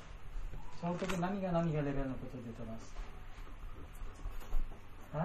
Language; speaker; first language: Japanese; non-native, learner; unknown